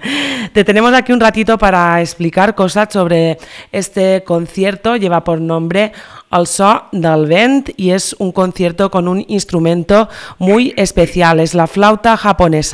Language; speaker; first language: Spanish; non-native, local second language; Catalan